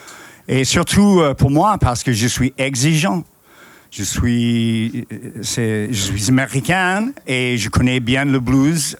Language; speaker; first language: French; non-native, fluent; English